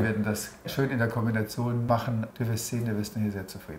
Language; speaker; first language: German; native; German